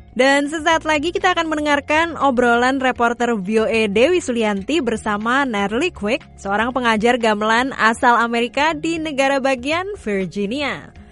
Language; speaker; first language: Indonesian; native; Indonesian